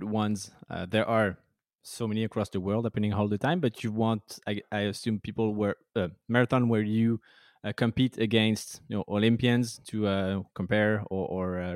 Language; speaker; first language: English; non-native, fluent; French